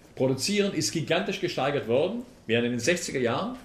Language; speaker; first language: German; native; German